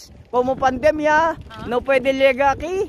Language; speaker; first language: Spanish; non-native, learner; Filipino